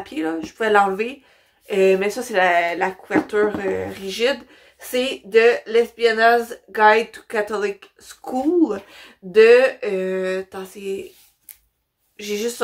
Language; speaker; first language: French; native; French